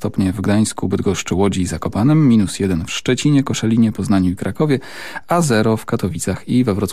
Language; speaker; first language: Polish; native; Polish